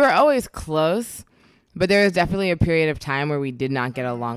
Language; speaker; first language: English; native; English